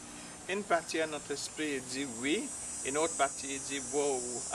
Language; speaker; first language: French; non-native, learner; English